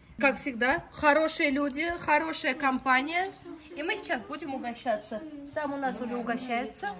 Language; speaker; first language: Russian; native; Russian